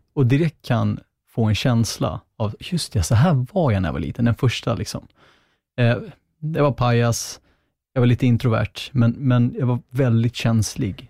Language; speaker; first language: Swedish; early bilingual, other home language; Kurdish